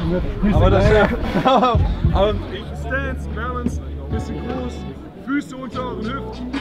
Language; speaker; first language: German; native; German